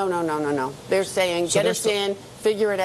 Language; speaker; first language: English; native; English